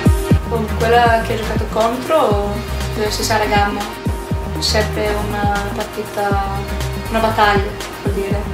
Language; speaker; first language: Italian; non-native, learner; English